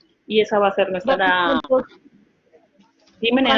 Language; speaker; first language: Spanish; native; Spanish